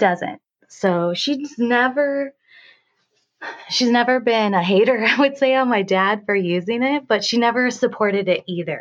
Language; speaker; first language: English; native; English